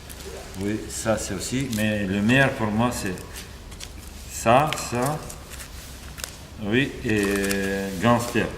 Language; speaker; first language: French; non-native, fluent; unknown